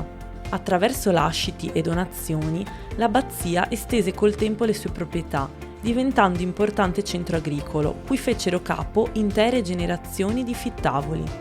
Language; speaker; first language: Italian; native; Italian